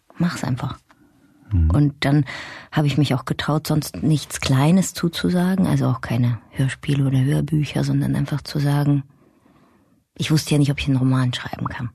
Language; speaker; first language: German; early bilingual, other home language; Russian